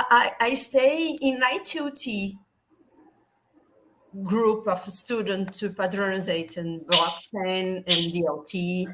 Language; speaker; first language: English; non-native, learner; Portuguese